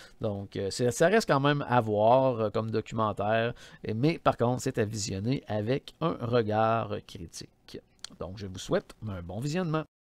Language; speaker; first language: French; native; French